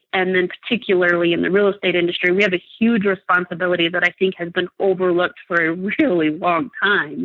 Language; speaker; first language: English; native; English